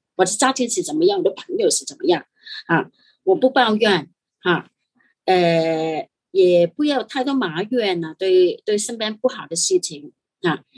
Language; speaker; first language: Chinese; non-native, fluent; Cantonese